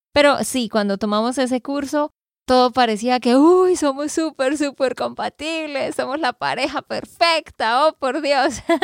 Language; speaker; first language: Spanish; native; Spanish